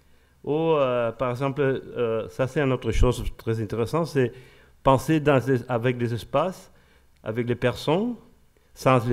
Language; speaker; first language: French; non-native, learner; Spanish